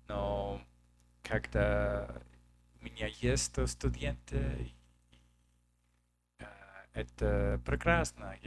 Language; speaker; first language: Russian; non-native, learner; English